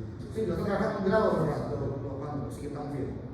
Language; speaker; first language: Spanish; native; Spanish